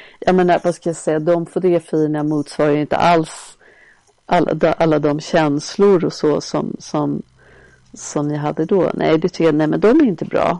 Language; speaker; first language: Swedish; native; Swedish